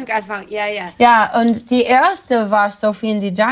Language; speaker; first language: German; non-native, learner; English